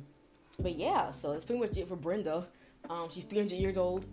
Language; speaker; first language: English; native; English